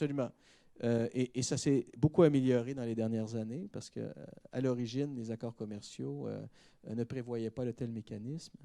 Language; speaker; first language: French; native; French